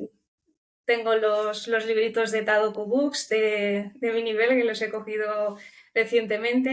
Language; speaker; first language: Spanish; early bilingual, other home language; Romanian